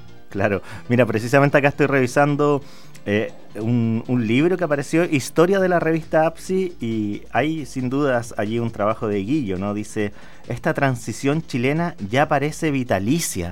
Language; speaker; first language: Spanish; native; Spanish